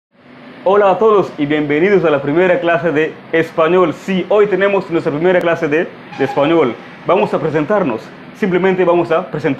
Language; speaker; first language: Spanish; non-native, fluent; Swahili